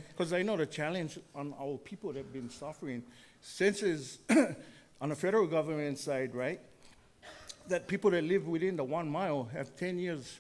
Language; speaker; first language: English; native; English